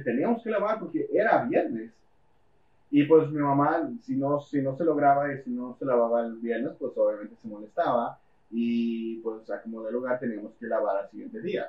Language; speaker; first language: Spanish; early bilingual, heritage; Spanish